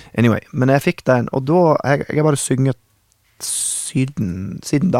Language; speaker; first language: Norwegian; non-native, fluent; English